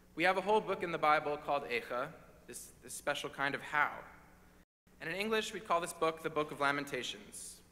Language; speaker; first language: English; native; English